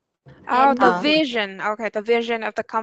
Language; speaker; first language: English; non-native, fluent; Vietnamese